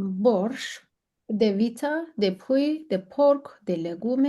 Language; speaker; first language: Romanian; non-native, learner; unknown